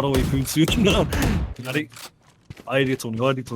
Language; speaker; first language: Māori; non-native, local second language; English